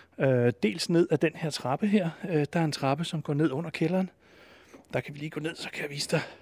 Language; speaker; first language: Danish; native; Danish